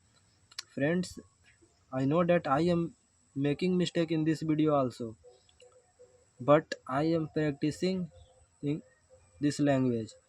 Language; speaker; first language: English; non-native, learner; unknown